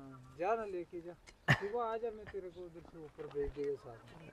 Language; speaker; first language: Hindi; non-native, learner; Bangla